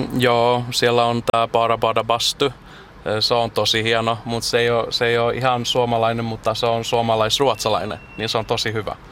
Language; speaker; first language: Finnish; early bilingual, heritage; Finnish